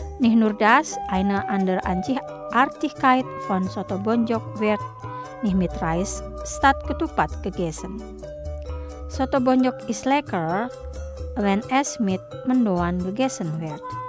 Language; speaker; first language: German; non-native, learner; Indonesian